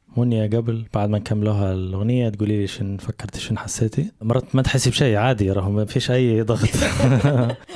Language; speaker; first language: Arabic; native; Arabic